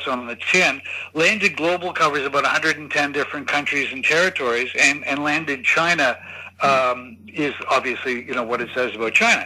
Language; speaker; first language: English; native; English